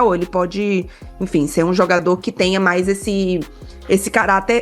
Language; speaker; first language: Portuguese; native; Portuguese